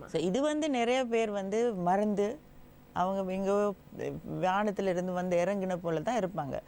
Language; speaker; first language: Tamil; non-native, local second language; Gujarati